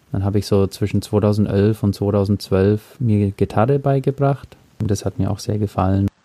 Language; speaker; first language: German; early bilingual, heritage; German